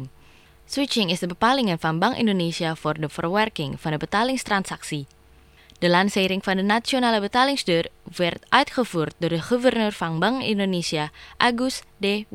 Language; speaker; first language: Dutch; non-native, fluent; Indonesian